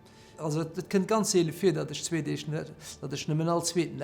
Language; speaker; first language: German; non-native, local second language; Luxembourgish